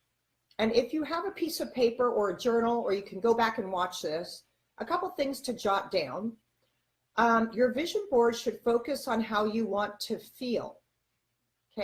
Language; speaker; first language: English; native; English